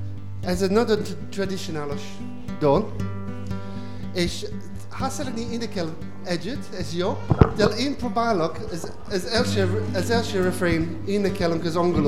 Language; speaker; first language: Hungarian; non-native, learner; English